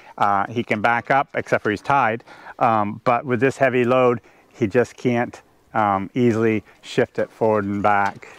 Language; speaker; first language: English; native; English